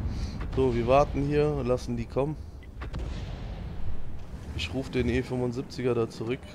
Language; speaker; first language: German; native; German